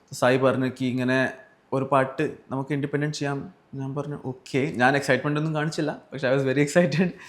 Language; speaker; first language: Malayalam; early bilingual, heritage; Malayalam